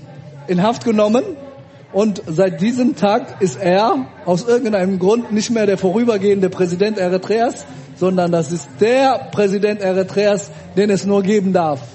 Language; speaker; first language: German; early bilingual, other home language; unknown